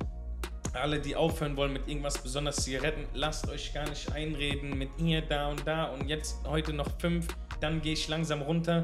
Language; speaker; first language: German; native; German